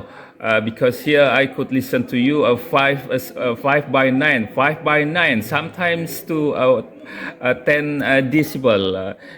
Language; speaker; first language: English; non-native, local second language; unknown